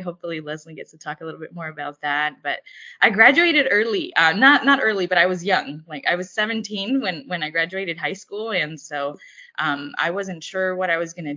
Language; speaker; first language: English; early bilingual, other home language; Spanish